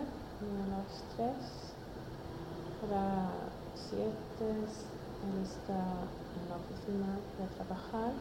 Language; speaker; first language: Spanish; non-native, learner; Swedish